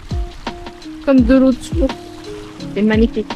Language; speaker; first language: French; native; French